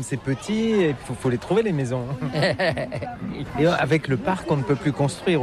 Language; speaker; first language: French; native; French